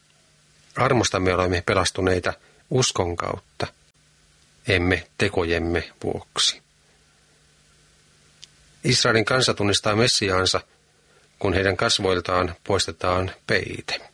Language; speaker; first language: Finnish; native; Finnish